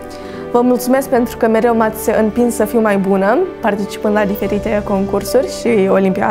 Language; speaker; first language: Romanian; non-native, local second language; Russian